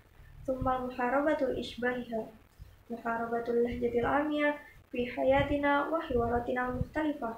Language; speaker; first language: Arabic; non-native, learner; Indonesian